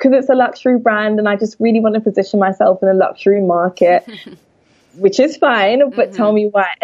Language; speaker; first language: English; native; English